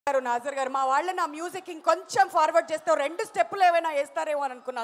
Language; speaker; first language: Telugu; native; Telugu